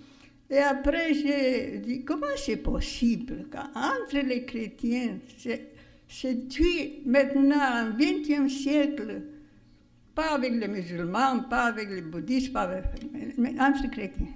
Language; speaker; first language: French; non-native, fluent; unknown